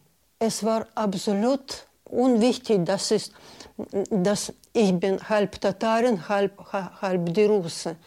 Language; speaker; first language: German; non-native, learner; Russian